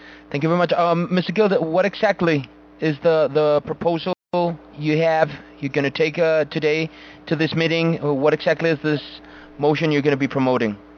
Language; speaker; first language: English; non-native, fluent; Spanish